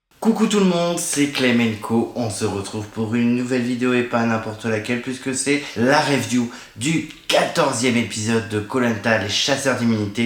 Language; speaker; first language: French; native; French